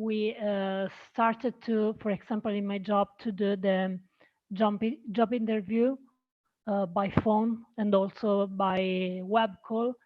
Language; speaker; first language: English; non-native, learner; Italian